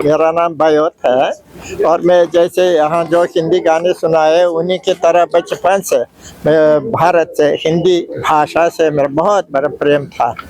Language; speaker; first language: Hindi; non-native, fluent; Uzbek